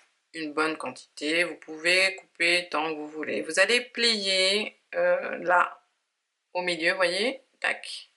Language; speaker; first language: French; native; French